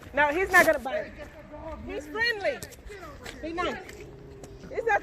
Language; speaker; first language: English; native; English